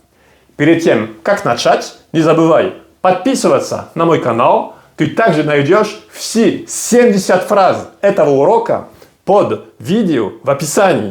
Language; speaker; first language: Russian; non-native, fluent; French